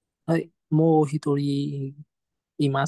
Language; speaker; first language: Japanese; non-native, learner; Vietnamese